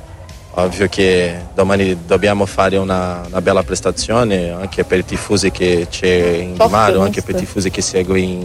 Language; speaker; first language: Italian; non-native, learner; Portuguese